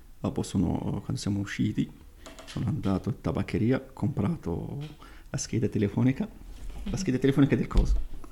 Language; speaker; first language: Italian; non-native, fluent; Arabic